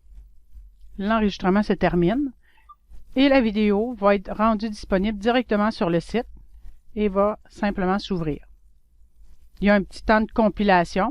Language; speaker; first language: French; native; French